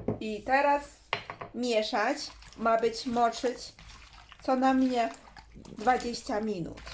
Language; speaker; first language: Polish; non-native, learner; Chinese